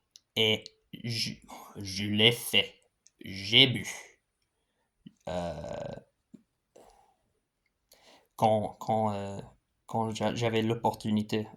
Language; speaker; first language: French; non-native, fluent; English